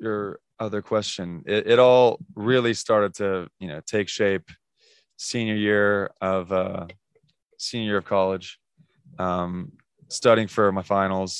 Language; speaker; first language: English; native; English